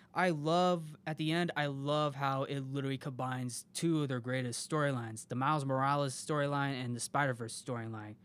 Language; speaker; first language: English; native; English